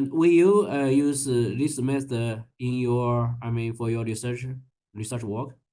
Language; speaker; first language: English; non-native, learner; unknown